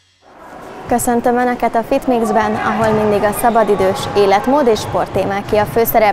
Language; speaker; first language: Hungarian; native; Hungarian